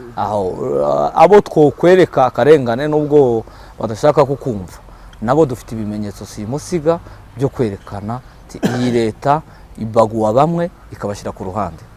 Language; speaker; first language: Kinyarwanda; native; Kinyarwanda